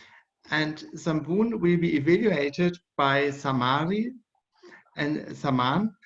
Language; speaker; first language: English; non-native, fluent; German